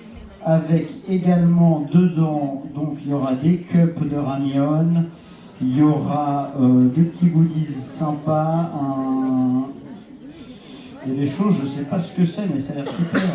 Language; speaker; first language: French; native; French